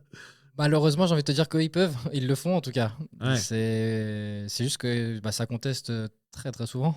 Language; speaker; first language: French; native; French